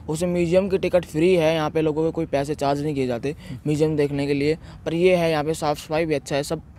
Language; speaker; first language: Hindi; native; Hindi